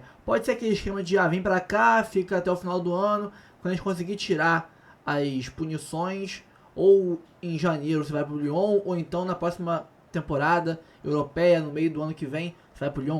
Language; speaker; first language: Portuguese; native; Portuguese